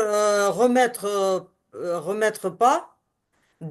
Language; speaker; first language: French; non-native, learner; Ukrainian